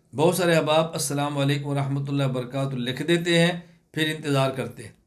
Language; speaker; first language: Urdu; non-native, local second language; Punjabi